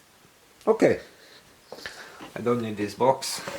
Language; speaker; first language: English; non-native, learner; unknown